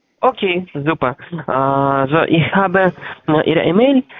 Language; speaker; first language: German; non-native, learner; Russian